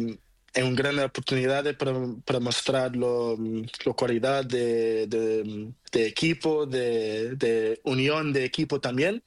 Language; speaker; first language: Spanish; non-native, learner; Portuguese